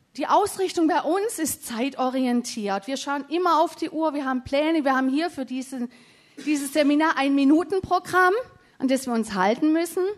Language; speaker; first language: German; native; German